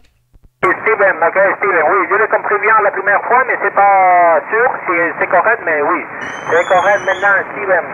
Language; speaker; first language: French; non-native, learner; Spanish